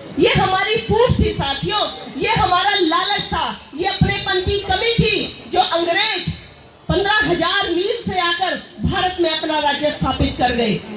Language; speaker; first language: Hindi; native; Hindi